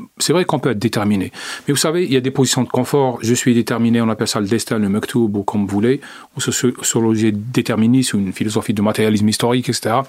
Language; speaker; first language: French; non-native, local second language; Arabic